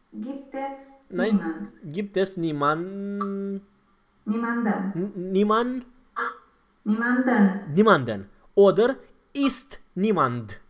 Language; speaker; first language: German; non-native, fluent; Romanian